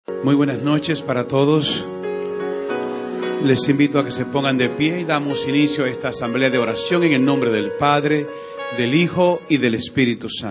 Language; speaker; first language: Spanish; native; Spanish